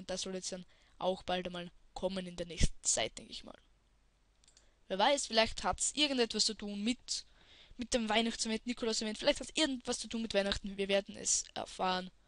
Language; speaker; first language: German; native; German